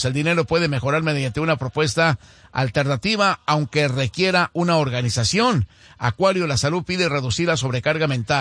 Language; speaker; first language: Spanish; native; Spanish